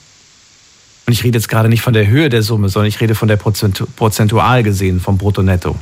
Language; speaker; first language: German; native; German